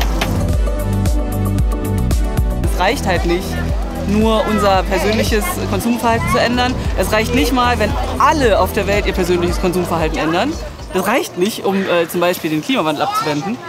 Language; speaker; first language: German; native; German